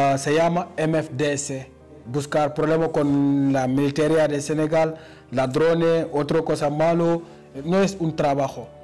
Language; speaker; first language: Spanish; non-native, learner; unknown